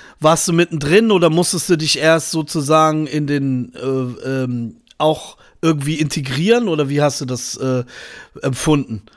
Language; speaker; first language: German; native; German